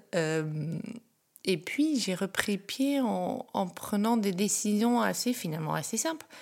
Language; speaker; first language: French; non-native, fluent; Dutch